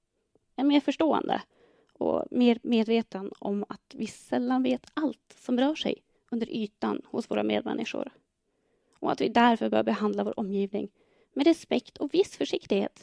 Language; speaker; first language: Swedish; native; Swedish